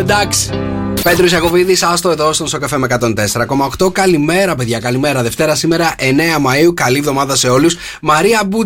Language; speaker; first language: Greek; native; Greek